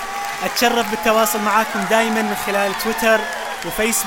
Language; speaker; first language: Arabic; native; Arabic